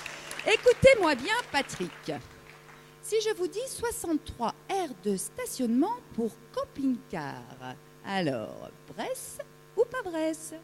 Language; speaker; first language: French; native; French